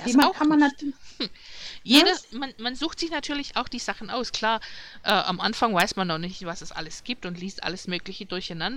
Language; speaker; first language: German; native; German